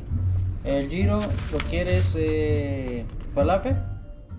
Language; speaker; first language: Spanish; native; Spanish